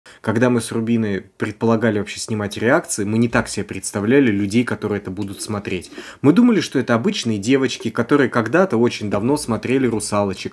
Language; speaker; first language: Russian; native; Russian